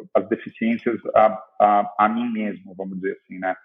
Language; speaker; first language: Portuguese; native; Portuguese